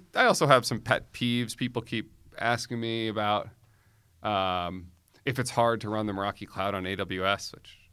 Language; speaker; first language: English; native; English